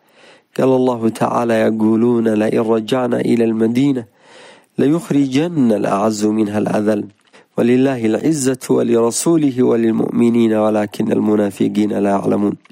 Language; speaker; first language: Arabic; native; Arabic